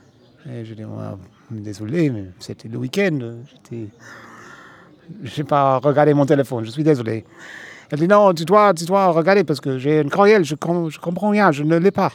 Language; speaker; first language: French; non-native, fluent; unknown